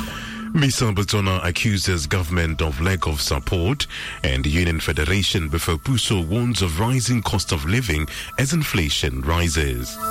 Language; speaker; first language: English; non-native, local second language; Tswana